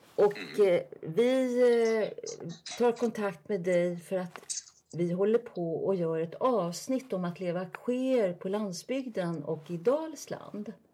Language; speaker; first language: Swedish; native; Swedish